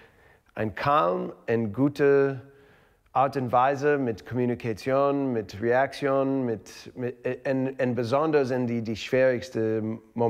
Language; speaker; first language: German; non-native, learner; English